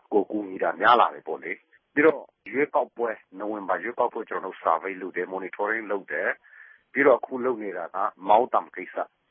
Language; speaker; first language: Burmese; non-native, local second language; Hakha Chin